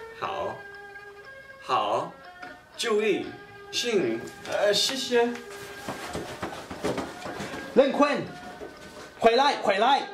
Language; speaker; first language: Chinese; non-native, learner; English